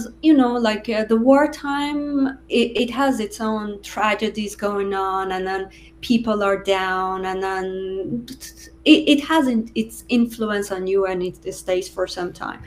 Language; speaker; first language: English; non-native, fluent; Persian